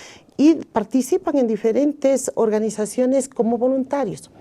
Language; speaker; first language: Spanish; native; Spanish